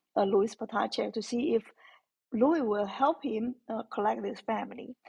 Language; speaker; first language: English; non-native, fluent; Chinese